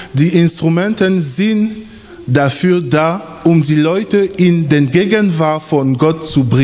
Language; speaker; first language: German; non-native, fluent; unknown